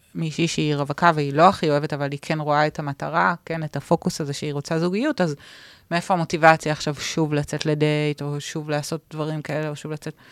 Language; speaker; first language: Hebrew; native; Hebrew